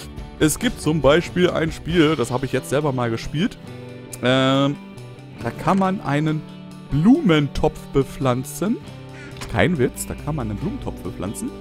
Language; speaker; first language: German; native; German